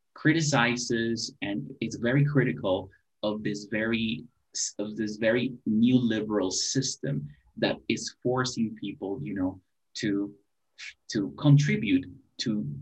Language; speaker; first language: English; non-native, fluent; Spanish